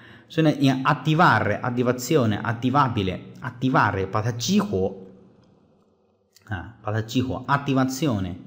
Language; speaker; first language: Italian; non-native, fluent; Chinese